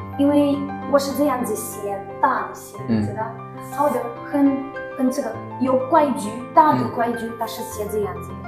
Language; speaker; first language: Chinese; non-native, learner; Ukrainian